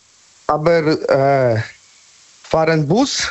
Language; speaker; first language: German; non-native, learner; Polish